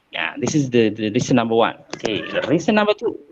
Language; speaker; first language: English; non-native, fluent; Indonesian